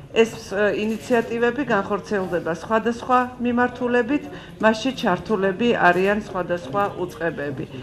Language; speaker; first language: Georgian; native; Georgian